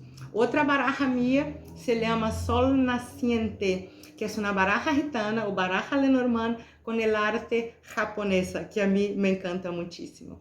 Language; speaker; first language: Spanish; non-native, fluent; Portuguese